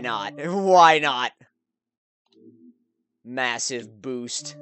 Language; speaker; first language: English; native; English